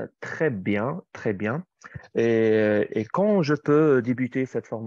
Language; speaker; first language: French; non-native, fluent; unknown